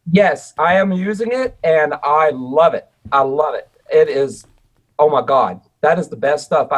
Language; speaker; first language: English; native; English